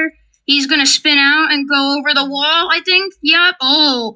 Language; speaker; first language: English; native; English